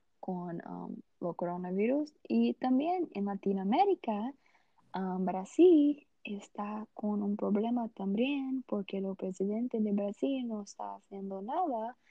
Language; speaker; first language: Spanish; non-native, learner; Portuguese